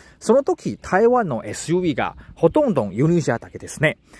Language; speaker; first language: Japanese; non-native, learner; Chinese